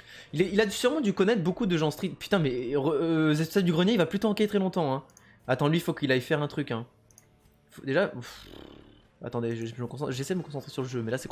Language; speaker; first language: French; native; French